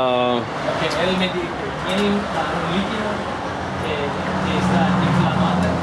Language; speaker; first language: Spanish; non-native, learner; English